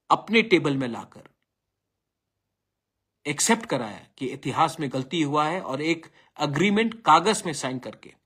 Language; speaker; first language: Hindi; non-native, local second language; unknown